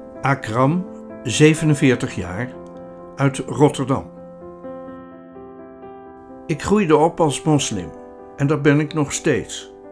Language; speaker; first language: Dutch; non-native, fluent; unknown